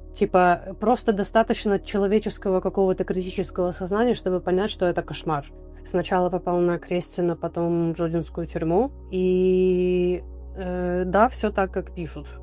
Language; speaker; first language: Russian; native; Russian